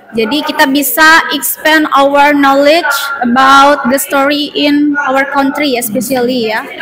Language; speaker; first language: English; non-native, learner; Indonesian